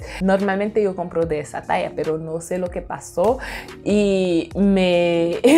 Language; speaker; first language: Spanish; non-native, fluent; English